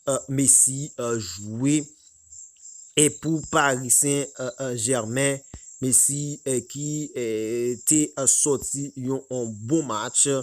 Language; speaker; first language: French; non-native, local second language; Haitian Creole